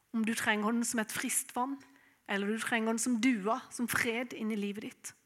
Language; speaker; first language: Norwegian; native; Norwegian